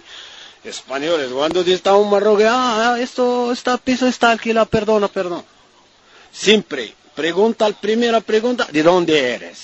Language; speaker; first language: Spanish; non-native, learner; Arabic